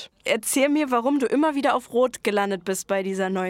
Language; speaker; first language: German; native; German